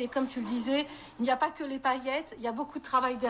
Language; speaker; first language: French; native; French